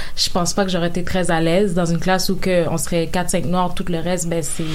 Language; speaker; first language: French; native; French